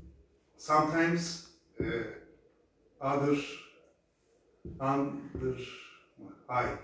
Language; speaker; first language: English; non-native, learner; Turkish